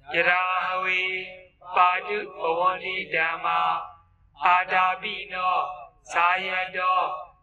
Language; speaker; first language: Burmese; native; Burmese